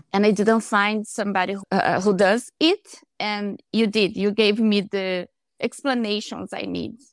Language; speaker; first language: English; non-native, fluent; Portuguese